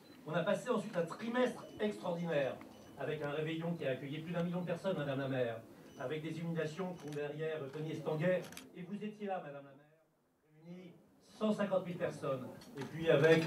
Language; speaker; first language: French; native; French